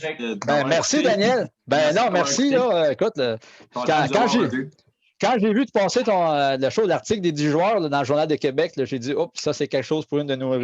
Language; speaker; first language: French; native; French